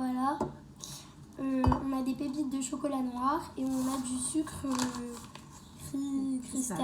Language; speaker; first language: French; native; French